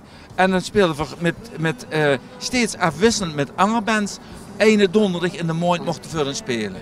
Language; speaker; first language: Dutch; native; Dutch